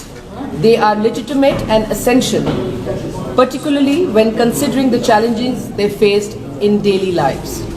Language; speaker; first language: English; non-native, local second language; Hindi